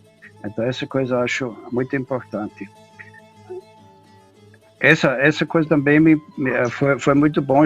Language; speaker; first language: Portuguese; non-native, fluent; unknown